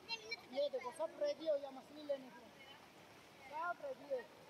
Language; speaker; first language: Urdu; non-native, local second language; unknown